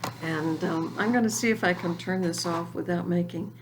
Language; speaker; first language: English; native; English